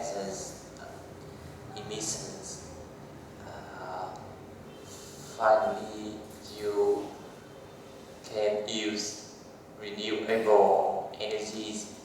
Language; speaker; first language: English; non-native, learner; Vietnamese